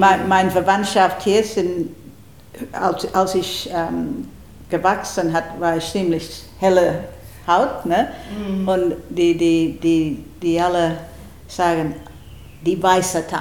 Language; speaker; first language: German; early bilingual, heritage; German